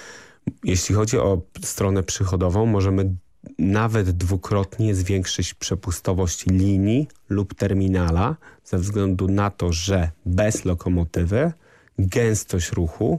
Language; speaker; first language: Polish; native; Polish